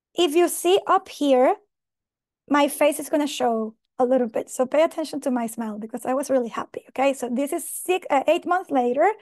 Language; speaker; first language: English; non-native, fluent; Spanish